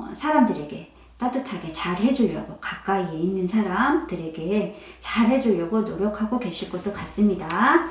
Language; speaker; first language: Korean; native; Korean